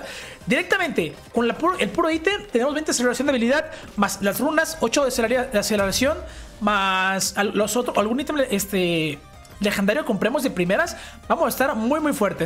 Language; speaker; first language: Spanish; native; Spanish